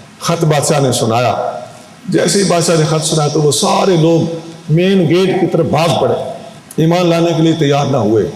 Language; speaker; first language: Urdu; non-native, local second language; Punjabi